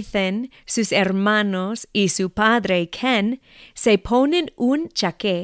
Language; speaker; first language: Spanish; non-native, fluent; English